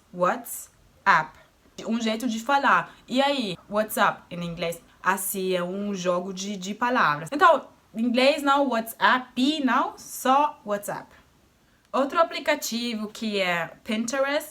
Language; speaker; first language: Portuguese; non-native, fluent; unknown